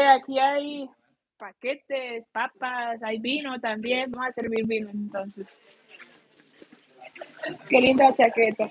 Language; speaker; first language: Spanish; native; Spanish